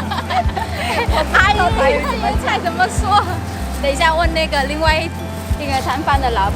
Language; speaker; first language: Chinese; non-native, fluent; Vietnamese